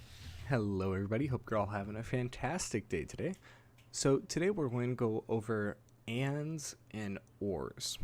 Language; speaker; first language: English; native; English